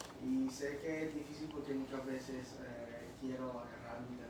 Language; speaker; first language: Spanish; early bilingual, heritage; Spanish